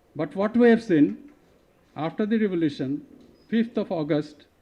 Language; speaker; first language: English; non-native, local second language; Bangla